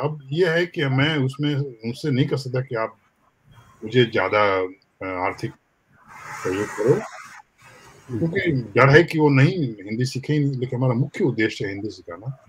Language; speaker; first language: Hindi; native; Hindi